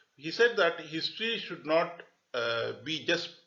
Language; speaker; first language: English; non-native, local second language; Tamil